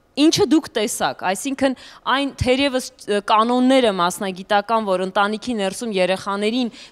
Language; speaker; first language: Armenian; native; Armenian